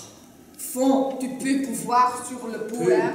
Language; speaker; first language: French; non-native, learner; Dutch